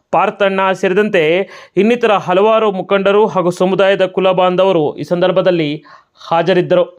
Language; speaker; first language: Kannada; native; Kannada